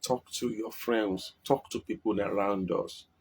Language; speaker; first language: English; non-native, local second language; Yoruba